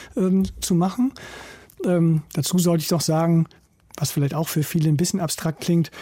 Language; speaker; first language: German; native; German